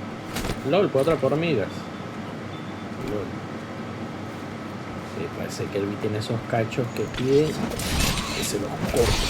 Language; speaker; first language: Spanish; native; Spanish